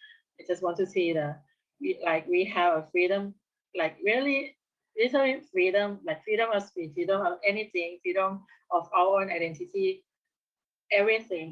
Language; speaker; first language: English; non-native, learner; Thai